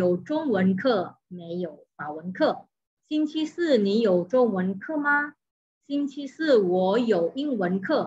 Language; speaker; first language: Chinese; non-native, fluent; Indonesian